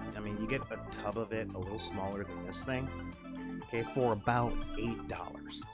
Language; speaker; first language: English; native; English